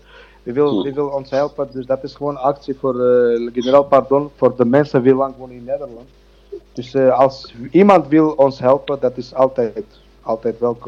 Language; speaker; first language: Dutch; non-native, learner; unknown